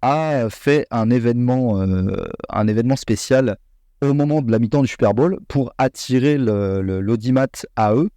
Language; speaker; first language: French; native; French